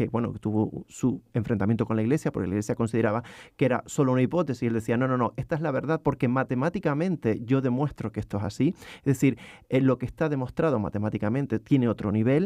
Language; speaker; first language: Spanish; native; Spanish